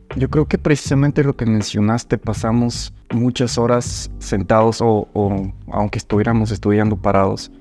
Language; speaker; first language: Spanish; non-native, fluent; Bulgarian